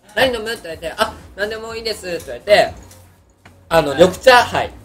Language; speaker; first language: Japanese; native; Japanese